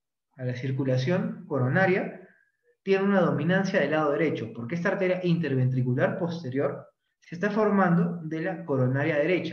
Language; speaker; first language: Spanish; native; Spanish